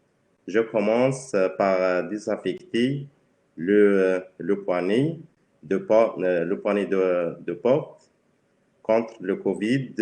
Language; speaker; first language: French; non-native, learner; Spanish